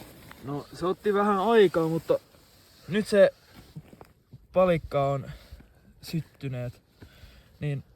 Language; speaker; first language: Finnish; non-native, local second language; Swedish